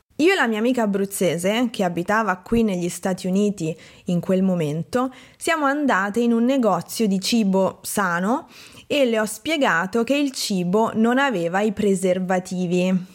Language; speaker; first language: Italian; native; Italian